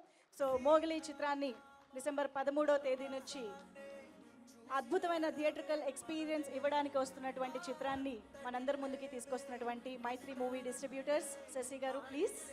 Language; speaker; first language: Telugu; native; Telugu